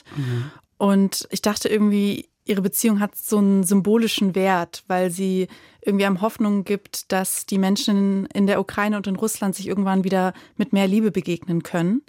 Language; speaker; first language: German; native; German